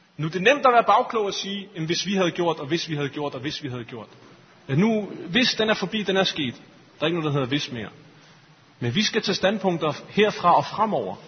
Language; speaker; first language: Danish; early bilingual, other home language; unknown